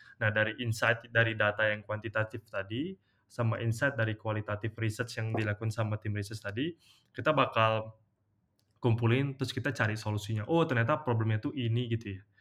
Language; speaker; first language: Indonesian; native; Indonesian